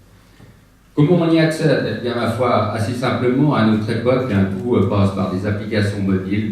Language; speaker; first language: French; native; French